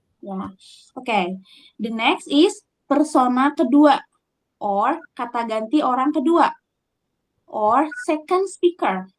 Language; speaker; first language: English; non-native, learner; Indonesian